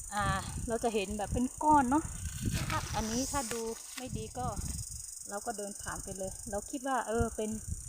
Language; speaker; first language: Thai; native; Thai